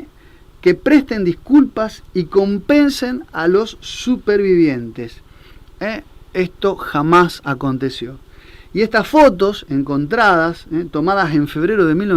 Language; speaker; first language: Spanish; native; Spanish